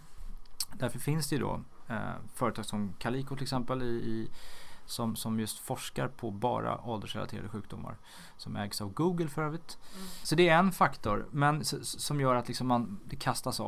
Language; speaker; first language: Swedish; native; Swedish